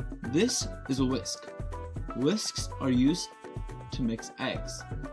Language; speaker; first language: English; native; English